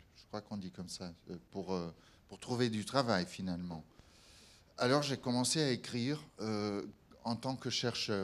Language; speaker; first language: French; non-native, fluent; Portuguese